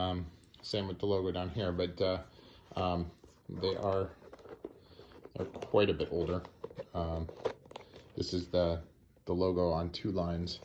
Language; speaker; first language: English; native; English